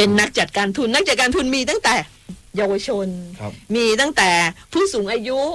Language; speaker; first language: Thai; native; Thai